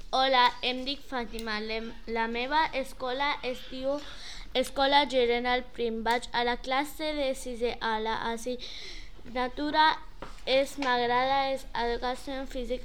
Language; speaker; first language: Catalan; non-native, learner; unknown